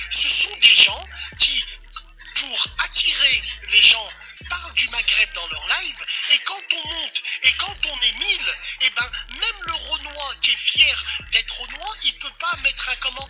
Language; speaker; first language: French; early bilingual, other home language; Arabic